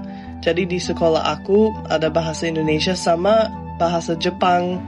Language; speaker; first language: Indonesian; non-native, fluent; English